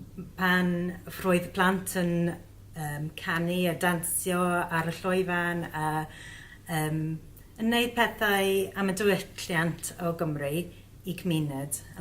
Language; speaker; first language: Welsh; non-native, learner; English